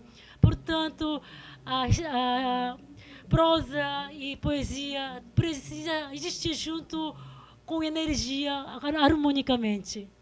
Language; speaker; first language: Portuguese; non-native, fluent; Korean